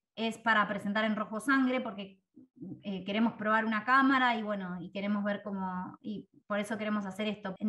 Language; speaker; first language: Spanish; native; Spanish